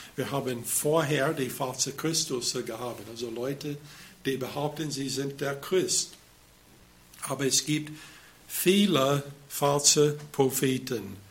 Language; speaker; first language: German; non-native, fluent; English